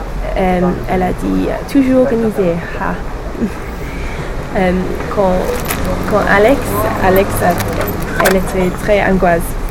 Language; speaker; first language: French; non-native, learner; English